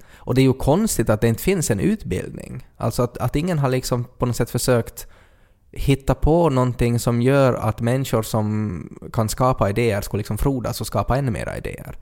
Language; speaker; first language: Swedish; native; Swedish